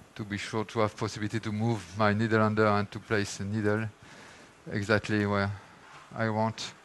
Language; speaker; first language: English; non-native, fluent; French